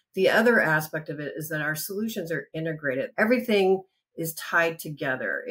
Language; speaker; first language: English; native; English